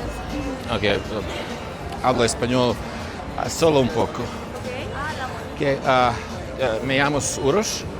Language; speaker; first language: Spanish; non-native, learner; Serbian